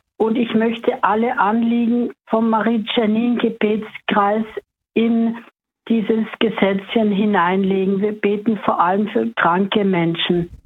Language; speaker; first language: German; non-native, fluent; French